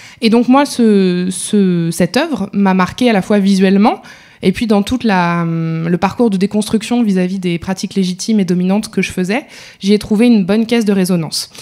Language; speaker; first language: French; native; French